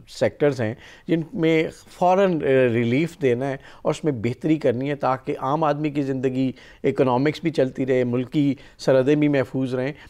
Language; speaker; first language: Urdu; non-native, local second language; Punjabi